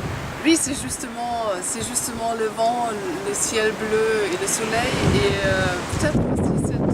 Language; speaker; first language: French; non-native, fluent; German